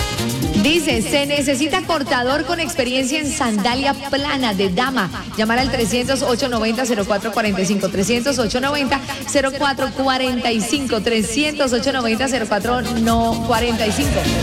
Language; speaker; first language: Spanish; native; Spanish